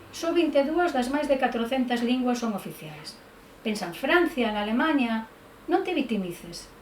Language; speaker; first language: Galician; native; Galician